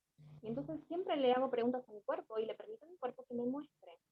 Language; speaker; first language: Spanish; native; Spanish